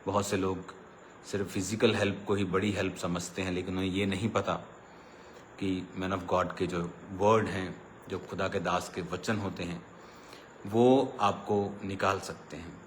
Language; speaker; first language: Hindi; non-native, local second language; Punjabi